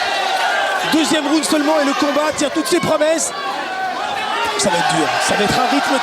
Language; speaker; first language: French; native; French